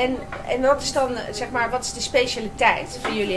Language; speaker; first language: Dutch; native; Dutch